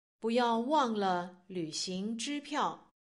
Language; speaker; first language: Chinese; non-native, learner; Russian